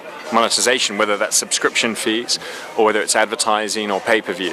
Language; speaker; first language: English; native; English